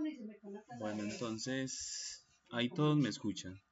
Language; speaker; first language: Spanish; native; Spanish